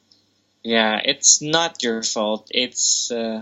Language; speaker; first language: English; non-native, local second language; Filipino